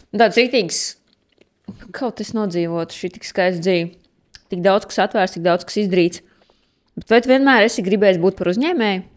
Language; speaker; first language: Latvian; native; Latvian